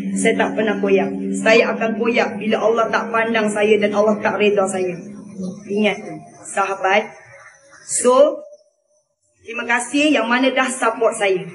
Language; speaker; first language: Malay; early bilingual, other home language; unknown